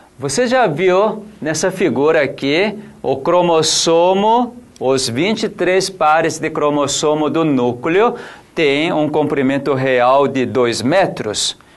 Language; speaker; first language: Portuguese; non-native, fluent; Korean